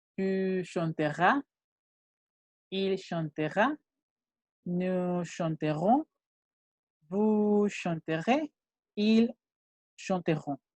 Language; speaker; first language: French; non-native, fluent; Spanish